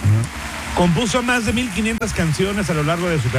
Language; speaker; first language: Spanish; native; Spanish